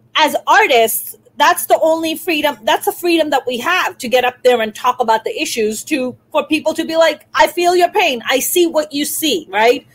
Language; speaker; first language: English; non-native, local second language; Urdu